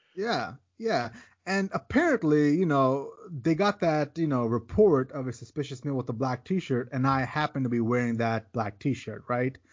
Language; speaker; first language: English; early bilingual, other home language; Urdu